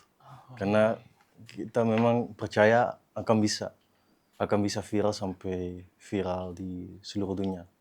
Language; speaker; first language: Indonesian; early bilingual, heritage; Dutch